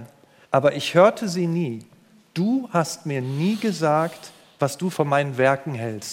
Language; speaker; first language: German; native; German